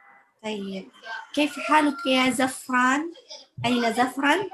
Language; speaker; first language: Arabic; non-native, fluent; Indonesian